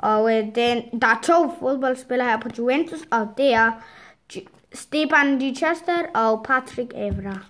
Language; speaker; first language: Danish; early bilingual, other home language; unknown